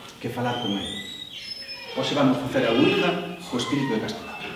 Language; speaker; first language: Galician; non-native, local second language; Spanish